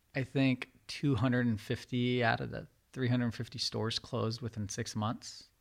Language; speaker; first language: English; early bilingual, other home language; Persian